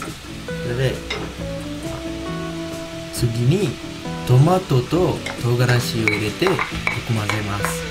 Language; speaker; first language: Japanese; non-native, learner; Sinhala